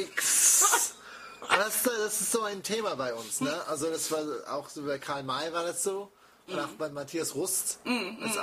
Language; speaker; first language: German; non-native, fluent; English